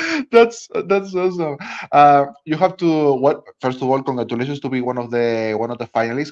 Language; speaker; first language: English; non-native, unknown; Spanish